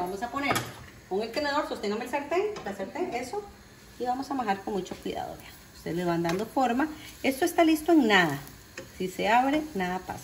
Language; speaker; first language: Spanish; native; Spanish